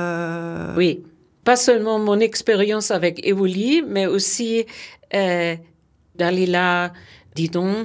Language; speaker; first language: French; non-native, fluent; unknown